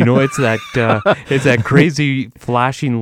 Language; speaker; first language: English; native; English